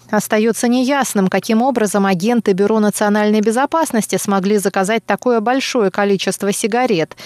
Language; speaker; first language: Russian; non-native, fluent; Chinese